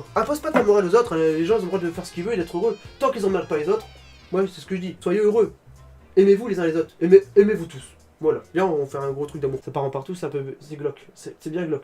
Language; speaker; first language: French; native; French